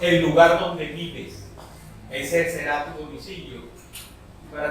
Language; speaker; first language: Spanish; native; Spanish